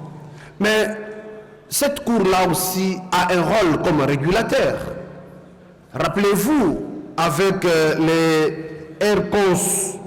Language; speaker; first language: French; native; French